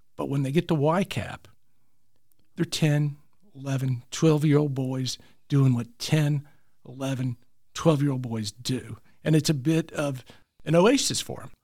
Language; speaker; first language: English; early bilingual, other home language; Italian